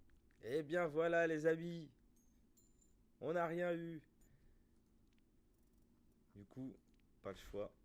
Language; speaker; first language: French; native; French